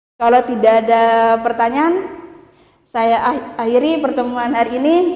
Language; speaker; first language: Indonesian; non-native, local second language; Madurese